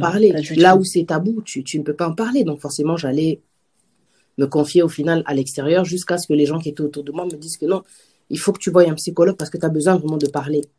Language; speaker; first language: French; native; French